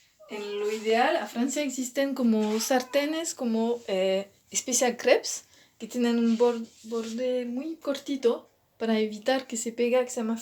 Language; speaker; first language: Spanish; non-native, fluent; French